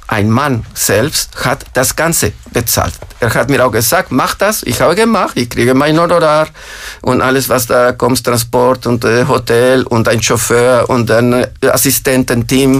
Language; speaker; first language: German; non-native, fluent; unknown